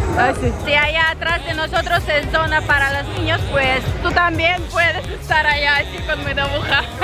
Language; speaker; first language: Spanish; non-native, fluent; Russian